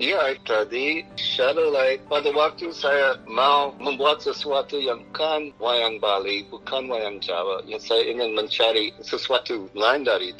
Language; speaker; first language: Indonesian; non-native, fluent; English